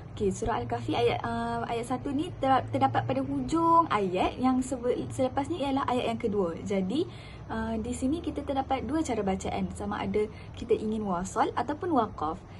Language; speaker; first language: Malay; native; Malay